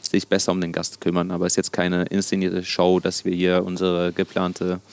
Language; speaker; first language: German; non-native, local second language; Sicilian